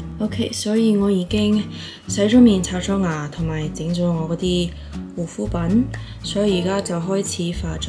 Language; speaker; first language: Chinese; early bilingual, heritage; Cantonese